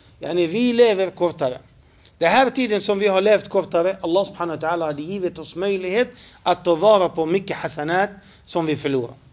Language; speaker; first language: Swedish; non-native, fluent; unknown